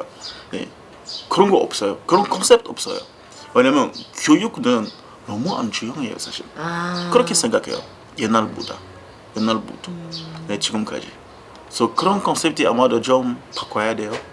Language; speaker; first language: Korean; non-native, learner; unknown